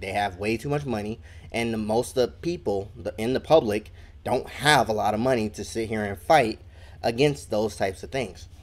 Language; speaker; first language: English; native; English